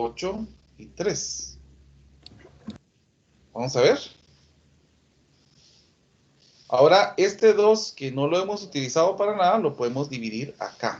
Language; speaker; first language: Spanish; native; Spanish